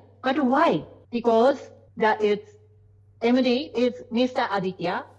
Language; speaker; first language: English; non-native, learner; Japanese